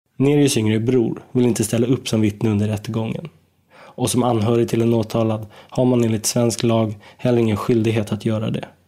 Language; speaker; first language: Swedish; native; Swedish